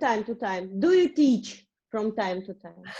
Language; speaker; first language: English; non-native, learner; Russian